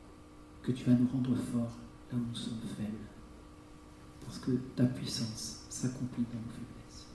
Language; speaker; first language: French; native; French